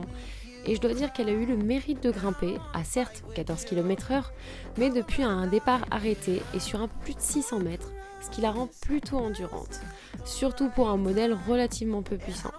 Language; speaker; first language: French; native; French